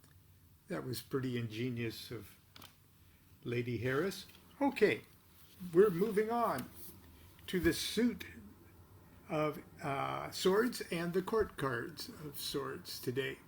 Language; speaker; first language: English; native; English